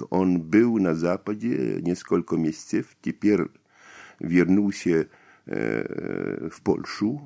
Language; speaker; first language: Russian; non-native, fluent; Polish